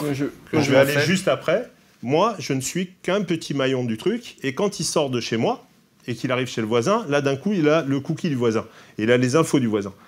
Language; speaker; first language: French; native; French